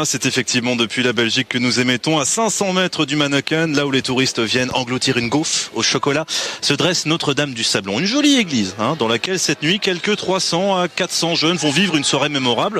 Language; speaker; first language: French; native; French